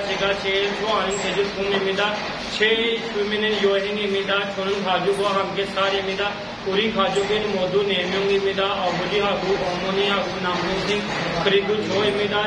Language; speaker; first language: Korean; non-native, learner; Punjabi